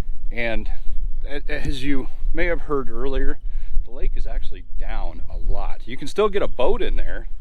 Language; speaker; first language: English; native; English